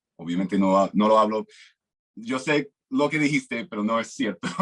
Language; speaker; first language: Spanish; non-native, fluent; English